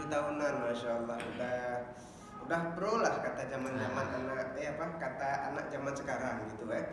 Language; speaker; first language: Indonesian; native; Indonesian